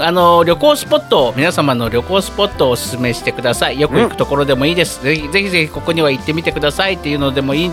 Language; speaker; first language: Japanese; native; Japanese